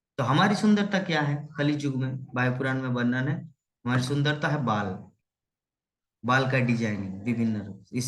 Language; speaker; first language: Hindi; non-native, local second language; Bangla